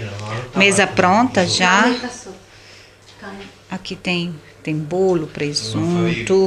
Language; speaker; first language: Portuguese; native; Portuguese